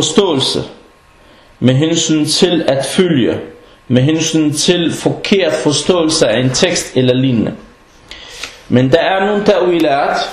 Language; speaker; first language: Danish; non-native, fluent; Arabic